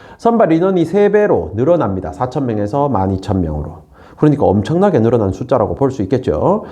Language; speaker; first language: Korean; native; Korean